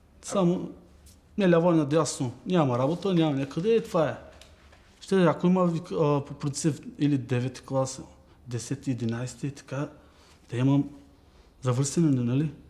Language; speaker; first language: Bulgarian; non-native, local second language; Turkish